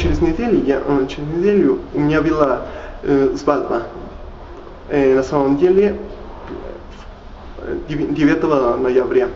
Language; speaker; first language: Russian; non-native, learner; Spanish